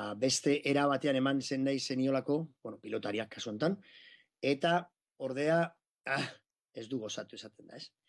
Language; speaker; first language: Basque; non-native, local second language; Spanish